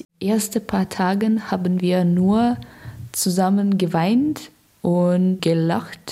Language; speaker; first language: German; non-native, learner; Russian